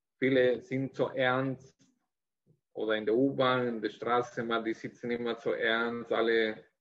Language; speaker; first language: German; non-native, fluent; Spanish